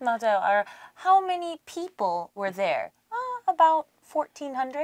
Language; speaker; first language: English; native; English